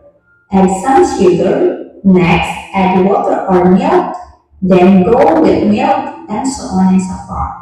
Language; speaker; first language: English; non-native, learner; Indonesian